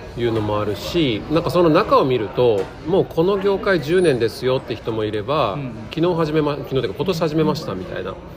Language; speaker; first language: Japanese; native; Japanese